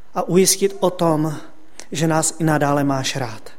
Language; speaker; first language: Czech; native; Czech